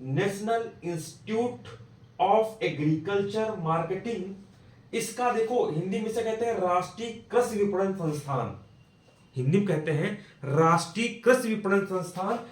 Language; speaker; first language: Hindi; native; Hindi